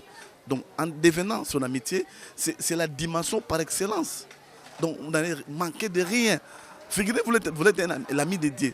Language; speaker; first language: French; non-native, local second language; Lingala